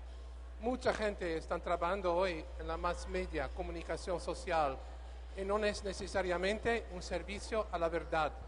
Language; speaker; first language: Spanish; non-native, learner; English